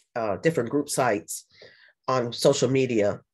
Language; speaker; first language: English; native; English